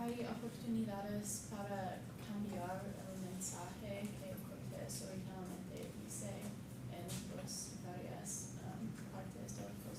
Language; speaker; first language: Spanish; non-native, learner; English